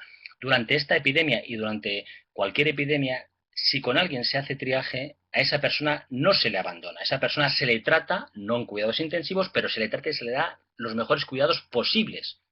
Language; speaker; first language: Spanish; native; Spanish